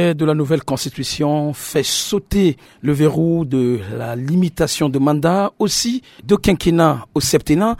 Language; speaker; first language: French; non-native, local second language; Sango